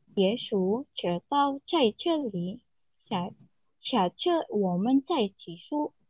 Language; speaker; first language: Chinese; non-native, learner; Indonesian